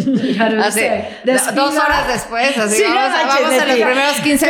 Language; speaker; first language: Spanish; native; Spanish